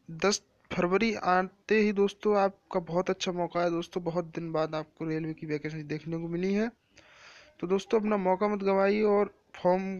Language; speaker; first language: Hindi; native; Hindi